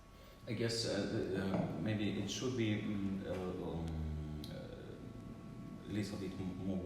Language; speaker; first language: English; non-native, learner; Russian